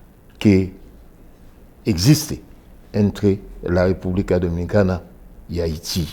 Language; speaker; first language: Spanish; non-native, fluent; Haitian Creole